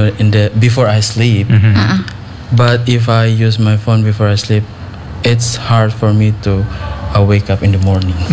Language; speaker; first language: English; non-native, learner; Indonesian